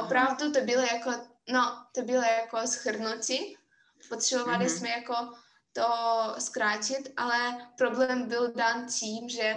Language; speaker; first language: Czech; non-native, fluent; Russian